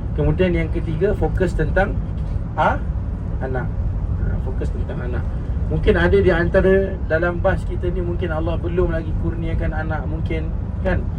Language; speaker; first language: Malay; native; Malay